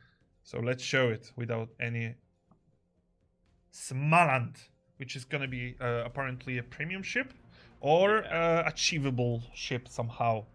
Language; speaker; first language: English; non-native, fluent; Polish